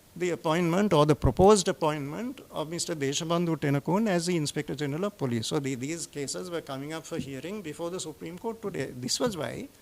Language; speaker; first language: English; non-native, local second language; Sinhala